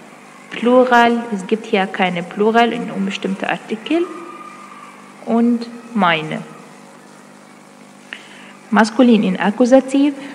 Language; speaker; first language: German; non-native, fluent; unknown